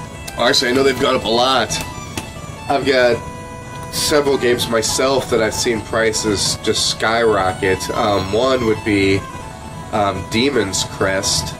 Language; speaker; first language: English; native; English